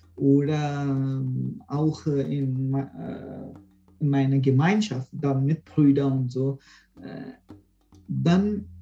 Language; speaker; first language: German; non-native, fluent; Konkani